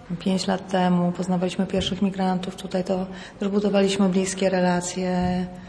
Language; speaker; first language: Polish; native; Polish